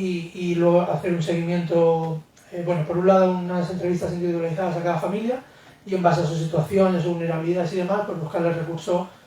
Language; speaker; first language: Spanish; native; Spanish